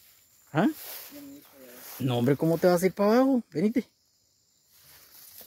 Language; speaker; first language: Spanish; native; Spanish